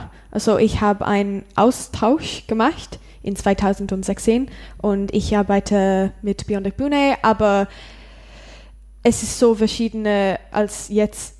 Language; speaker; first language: German; non-native, learner; English